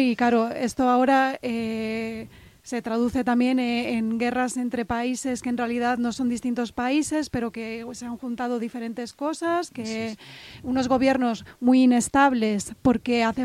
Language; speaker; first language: Spanish; native; Spanish